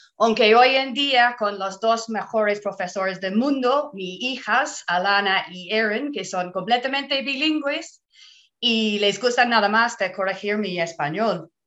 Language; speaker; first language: Spanish; non-native, fluent; English